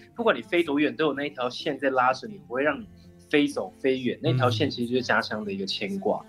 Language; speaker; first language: Chinese; non-native, local second language; Min Nan Chinese